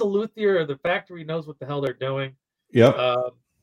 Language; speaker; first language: English; native; English